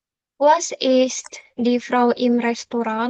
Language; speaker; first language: German; non-native, learner; Indonesian